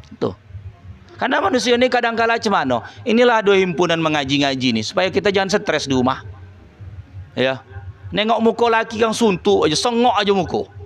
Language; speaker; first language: Malay; native; Malay